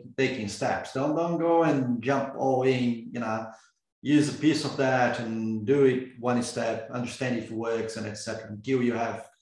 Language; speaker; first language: English; non-native, fluent; Portuguese